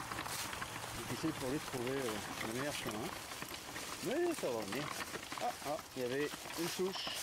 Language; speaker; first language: French; native; French